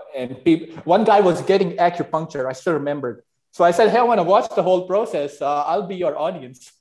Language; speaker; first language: English; non-native, local second language; Hindi